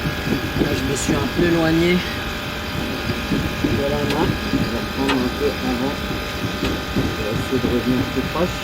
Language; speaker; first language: French; native; French